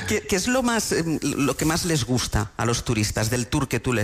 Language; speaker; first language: Spanish; native; Spanish